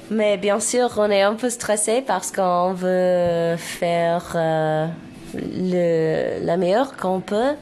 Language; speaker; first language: French; non-native, fluent; English